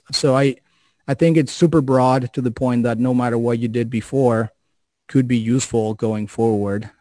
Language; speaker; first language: English; non-native, fluent; Spanish